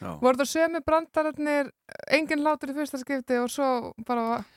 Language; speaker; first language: Icelandic; native; Icelandic